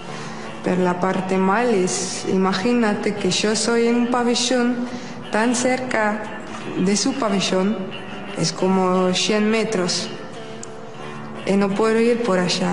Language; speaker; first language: Spanish; non-native, learner; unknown